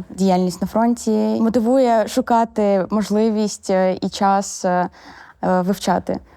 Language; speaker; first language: Ukrainian; native; Ukrainian